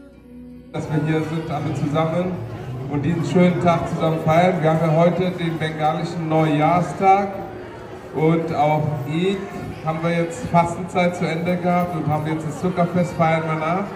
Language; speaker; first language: German; non-native, fluent; Bangla